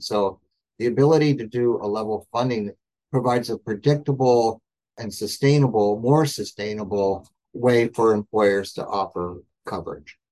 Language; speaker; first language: English; native; English